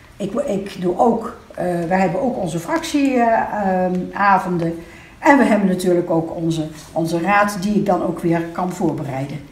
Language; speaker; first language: Dutch; native; Dutch